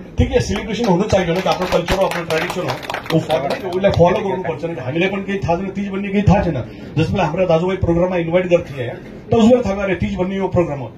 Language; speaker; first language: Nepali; early bilingual, heritage; Nepali